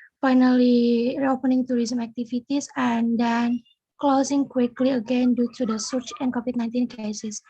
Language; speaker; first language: English; non-native, learner; Indonesian